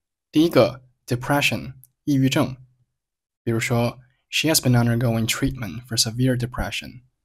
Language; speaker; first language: English; non-native, fluent; Chinese